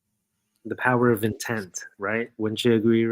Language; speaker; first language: English; native; English